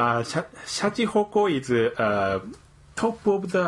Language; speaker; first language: English; non-native, learner; Japanese